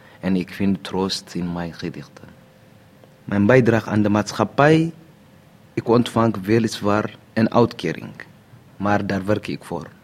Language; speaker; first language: Dutch; non-native, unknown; Amharic